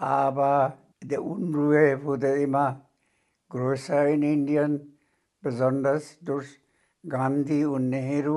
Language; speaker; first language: German; non-native, fluent; Bangla